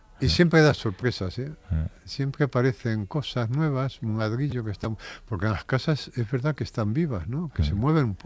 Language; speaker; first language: Spanish; native; Spanish